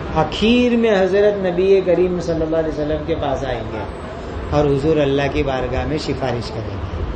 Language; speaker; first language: Urdu; non-native, local second language; Gujarati